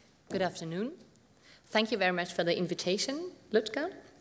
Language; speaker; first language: English; non-native, fluent; German